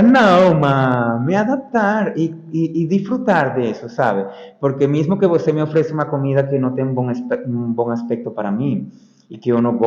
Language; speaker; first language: Portuguese; non-native, fluent; Spanish